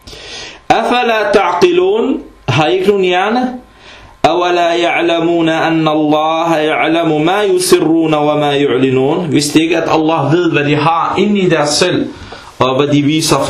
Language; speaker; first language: Danish; early bilingual, other home language; Arabic